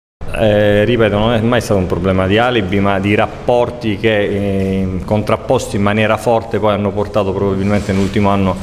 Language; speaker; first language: Italian; native; Italian